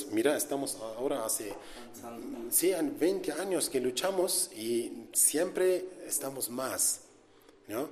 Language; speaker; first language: Spanish; non-native, learner; Kurdish